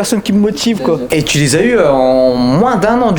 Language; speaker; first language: French; native; French